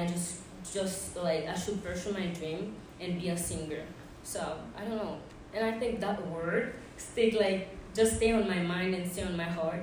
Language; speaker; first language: English; non-native, fluent; Haitian Creole